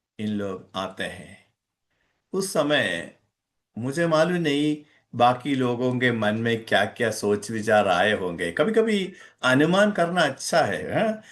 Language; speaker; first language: Hindi; non-native, local second language; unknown